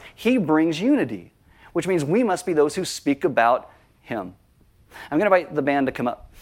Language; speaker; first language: English; native; English